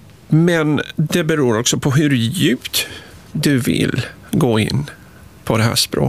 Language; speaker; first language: Swedish; non-native, fluent; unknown